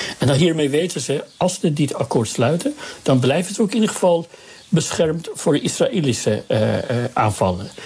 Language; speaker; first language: Dutch; early bilingual, other home language; Persian